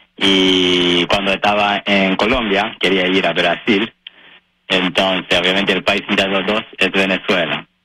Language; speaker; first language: Spanish; non-native, learner; Japanese